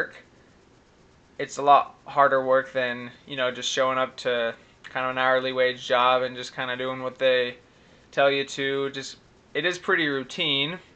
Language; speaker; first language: English; native; English